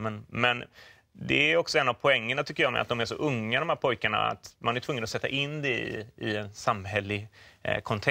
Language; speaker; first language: Swedish; native; Swedish